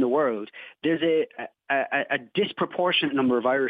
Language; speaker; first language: English; native; English